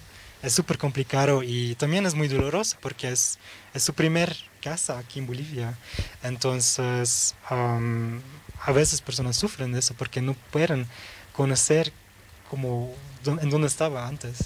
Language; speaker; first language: Spanish; early bilingual, heritage; Dutch